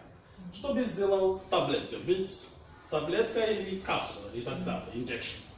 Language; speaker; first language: Russian; non-native, learner; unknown